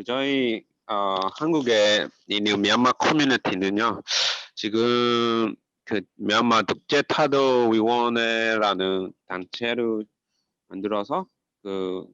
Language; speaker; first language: Korean; non-native, fluent; Burmese